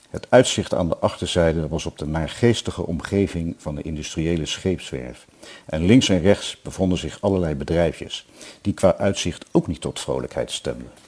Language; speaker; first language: Dutch; native; Dutch